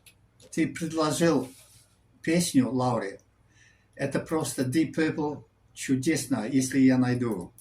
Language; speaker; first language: Russian; non-native, learner; English